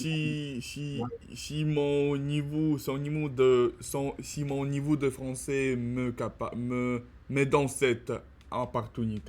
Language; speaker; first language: French; non-native, learner; Russian